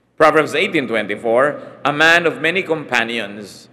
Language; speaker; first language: English; non-native, local second language; Filipino